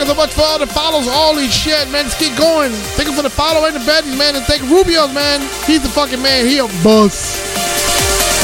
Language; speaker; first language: English; non-native, local second language; Spanish